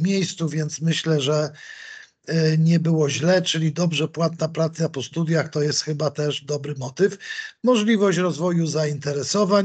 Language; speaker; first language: Polish; native; Polish